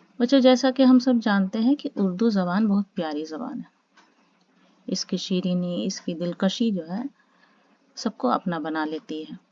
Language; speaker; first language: Urdu; native; Urdu